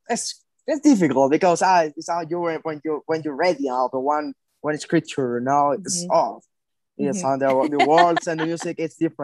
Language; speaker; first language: English; non-native, learner; Spanish